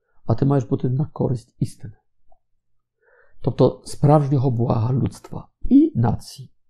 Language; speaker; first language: Ukrainian; non-native, fluent; Polish